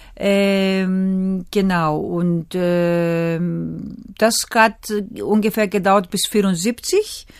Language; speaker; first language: German; early bilingual, other home language; Greek